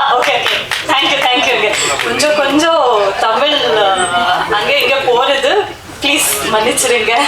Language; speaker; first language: Tamil; non-native, learner; Kannada